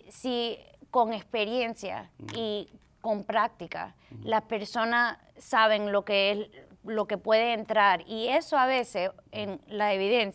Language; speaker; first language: Spanish; early bilingual, heritage; Spanish